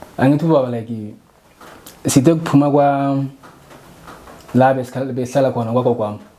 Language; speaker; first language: Zulu; non-native, local second language; Northern Sotho